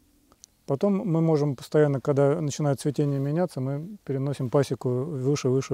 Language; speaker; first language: Russian; native; Russian